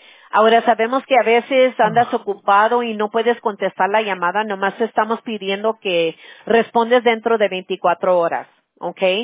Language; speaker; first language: Spanish; early bilingual, heritage; Spanish